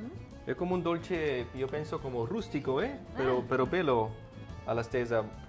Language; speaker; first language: Italian; non-native, learner; English